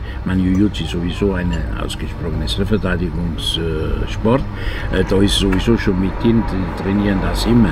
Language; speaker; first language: German; non-native, fluent; Italian